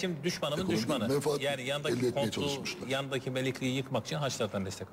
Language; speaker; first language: Turkish; native; Turkish